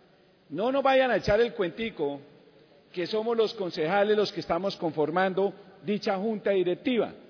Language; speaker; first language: Spanish; native; Spanish